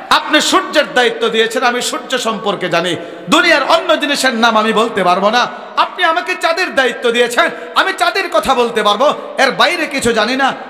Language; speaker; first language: Bangla; native; Bangla